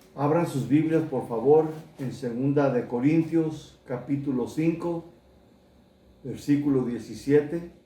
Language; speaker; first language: Spanish; early bilingual, heritage; Spanish